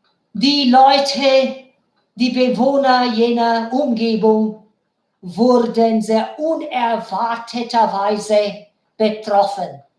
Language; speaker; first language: German; non-native, fluent; Bangla